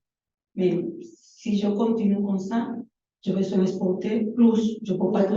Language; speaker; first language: French; non-native, learner; Spanish